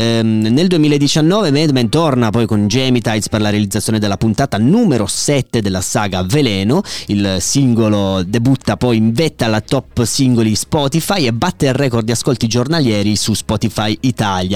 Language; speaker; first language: Italian; native; Italian